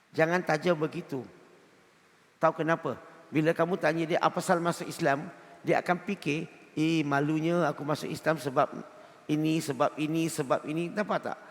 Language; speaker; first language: Malay; non-native, local second language; Chinese